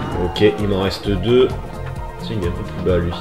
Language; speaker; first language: French; native; French